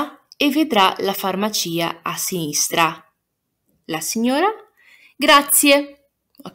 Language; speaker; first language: Italian; non-native, fluent; Portuguese